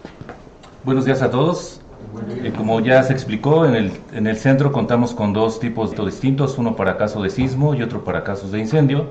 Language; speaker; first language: Spanish; native; Spanish